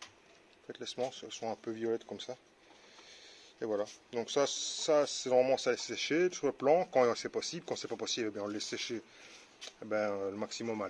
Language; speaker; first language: French; native; French